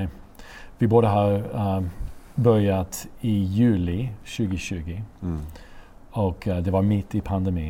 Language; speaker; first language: Swedish; non-native, fluent; English